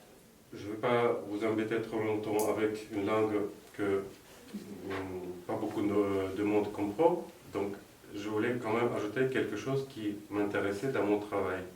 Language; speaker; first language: French; non-native, fluent; Russian